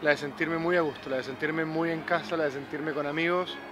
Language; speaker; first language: Spanish; native; Spanish